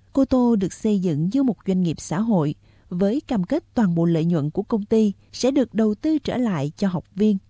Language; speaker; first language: Vietnamese; native; Vietnamese